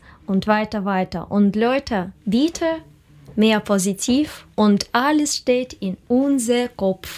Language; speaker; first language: German; non-native, learner; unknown